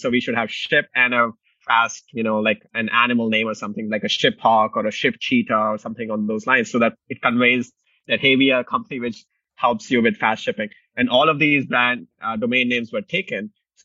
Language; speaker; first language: English; non-native, local second language; Hindi